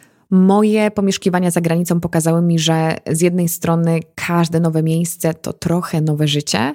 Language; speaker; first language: Polish; native; Polish